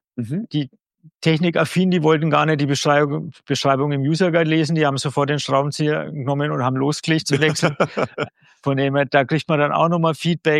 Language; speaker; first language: German; native; German